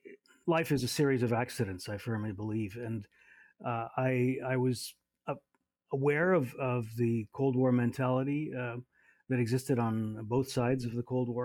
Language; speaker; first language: English; native; English